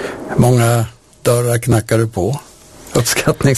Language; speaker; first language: Swedish; native; Swedish